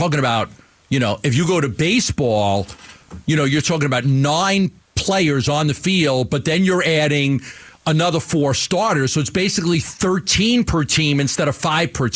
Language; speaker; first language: English; native; English